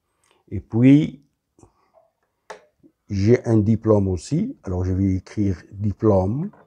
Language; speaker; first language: French; non-native, local second language; Arabic